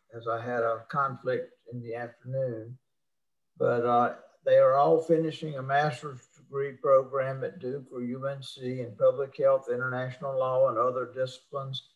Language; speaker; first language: English; native; English